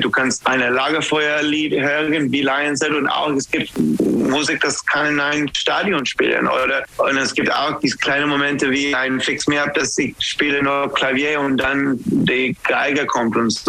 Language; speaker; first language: German; non-native, learner; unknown